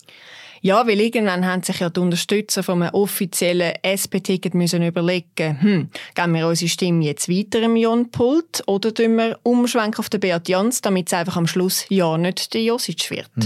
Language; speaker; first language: German; native; German